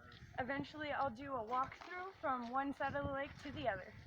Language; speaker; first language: English; native; English